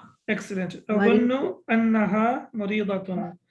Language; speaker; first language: Arabic; non-native, fluent; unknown